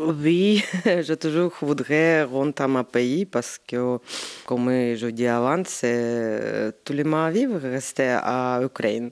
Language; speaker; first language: French; non-native, learner; Ukrainian